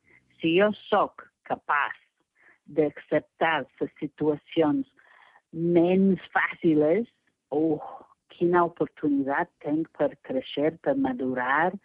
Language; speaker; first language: Catalan; non-native, fluent; English